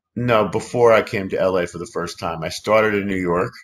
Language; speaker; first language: English; native; English